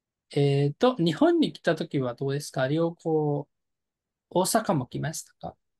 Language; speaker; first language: Japanese; non-native, fluent; Nepali